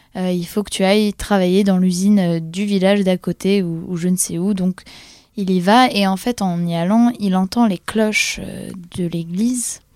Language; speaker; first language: French; non-native, fluent; Polish